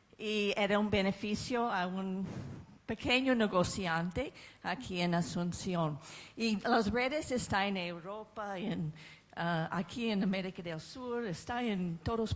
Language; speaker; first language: Spanish; non-native, fluent; English